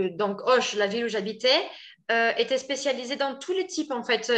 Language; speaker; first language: French; native; French